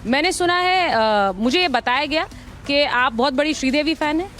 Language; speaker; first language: Hindi; native; Hindi